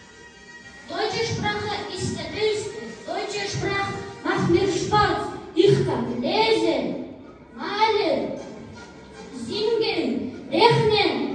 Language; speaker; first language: German; non-native, learner; Kyrgyz